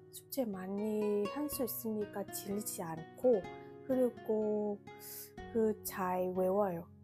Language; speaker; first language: Korean; non-native, fluent; Vietnamese